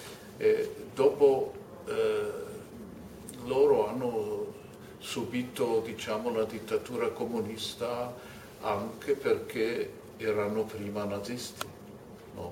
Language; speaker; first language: Italian; non-native, fluent; German